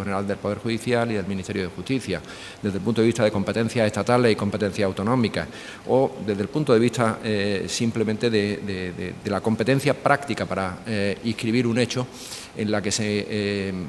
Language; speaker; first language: Spanish; native; Spanish